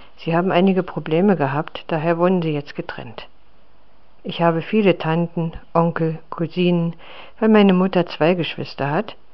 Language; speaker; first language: German; non-native, fluent; Czech